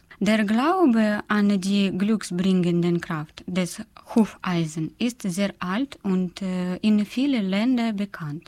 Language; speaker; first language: German; non-native, fluent; Russian